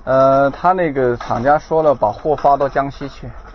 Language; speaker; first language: Chinese; native; Chinese